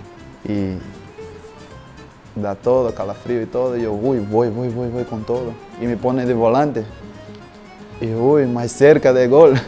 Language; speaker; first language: Spanish; non-native, learner; Portuguese